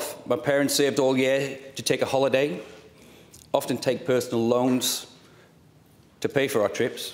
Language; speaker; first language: English; native; English